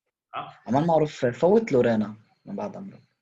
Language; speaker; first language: Arabic; native; Arabic